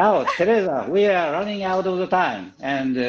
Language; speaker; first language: English; non-native, learner; Japanese